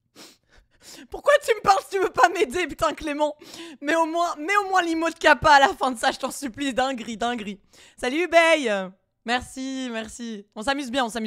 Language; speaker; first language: French; native; French